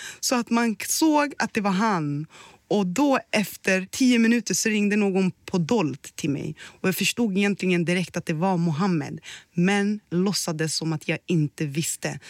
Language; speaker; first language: Swedish; early bilingual, other home language; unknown